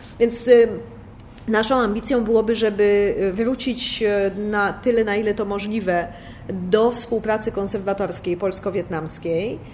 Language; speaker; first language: Polish; native; Polish